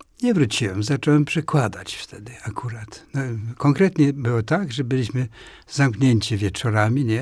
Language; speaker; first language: Polish; non-native, fluent; Swedish